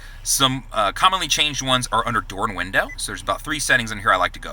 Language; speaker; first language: English; native; English